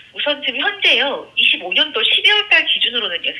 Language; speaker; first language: Korean; native; Korean